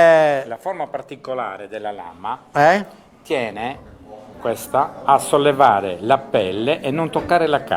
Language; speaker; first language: Italian; native; Italian